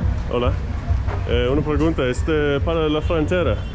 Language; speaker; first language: Spanish; non-native, learner; English